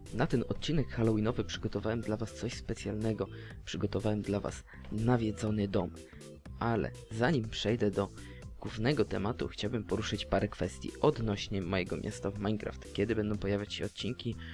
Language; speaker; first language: Polish; native; Polish